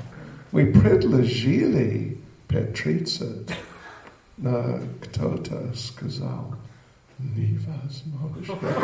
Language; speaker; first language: Russian; non-native, learner; English